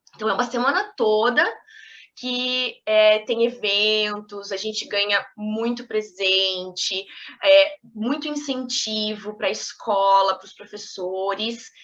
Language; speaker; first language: Portuguese; native; Portuguese